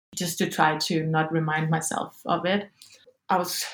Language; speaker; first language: English; non-native, fluent; Danish